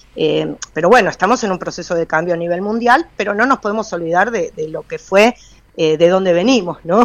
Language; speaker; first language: Spanish; native; Spanish